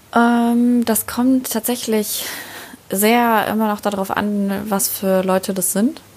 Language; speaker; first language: German; native; German